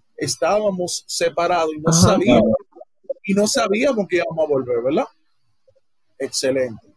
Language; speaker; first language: Spanish; native; Spanish